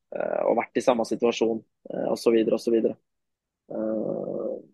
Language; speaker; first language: Norwegian; native; Norwegian